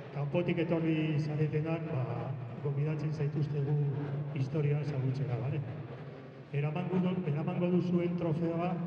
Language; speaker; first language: Basque; non-native, local second language; Spanish